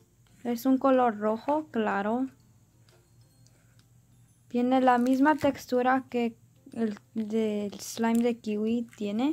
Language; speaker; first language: Spanish; early bilingual, heritage; Spanish